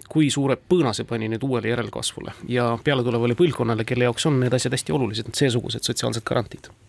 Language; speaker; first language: Estonian; native; Estonian